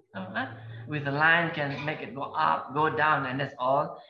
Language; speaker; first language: English; non-native, local second language; Malay